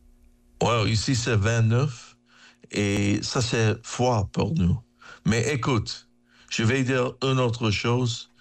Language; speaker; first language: French; non-native, learner; English